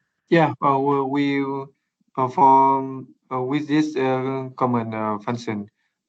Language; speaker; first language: English; non-native, learner; Vietnamese